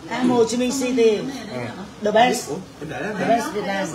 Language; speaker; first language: English; non-native, learner; Vietnamese